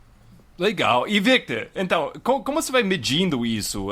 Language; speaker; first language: Portuguese; non-native, fluent; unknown